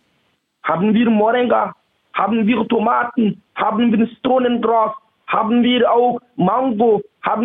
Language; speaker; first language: German; non-native, fluent; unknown